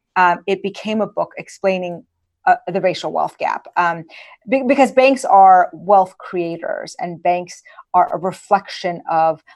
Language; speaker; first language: English; early bilingual, other home language; Persian